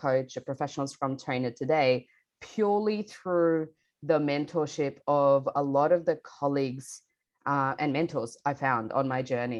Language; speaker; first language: English; non-native, local second language; Bangla